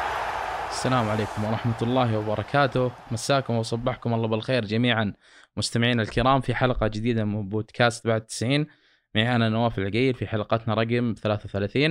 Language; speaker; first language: Arabic; native; Arabic